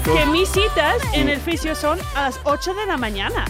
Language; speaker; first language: Spanish; non-native, fluent; English